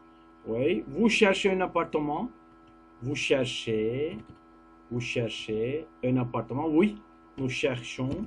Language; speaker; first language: French; non-native, fluent; Turkish